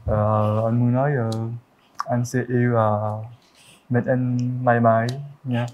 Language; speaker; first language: Vietnamese; early bilingual, heritage; French